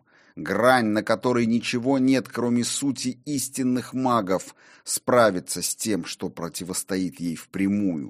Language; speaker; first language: Russian; native; Russian